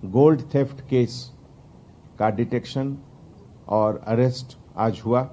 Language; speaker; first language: Hindi; non-native, local second language; Telugu